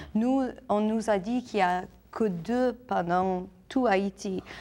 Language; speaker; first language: French; non-native, fluent; English